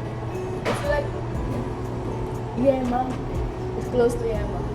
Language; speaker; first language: English; non-native, local second language; Filipino